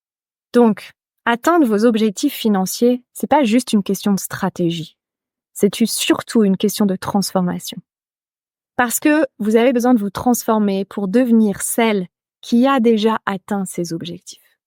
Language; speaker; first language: French; native; French